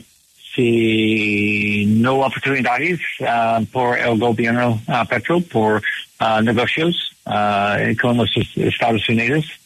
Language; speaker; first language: Spanish; non-native, learner; English